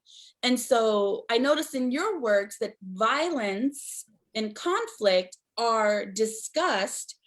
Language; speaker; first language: English; native; English